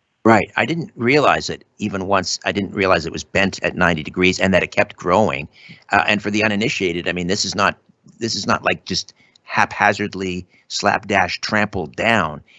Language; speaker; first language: English; native; English